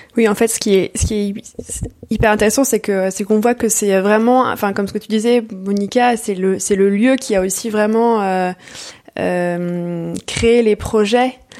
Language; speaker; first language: French; native; French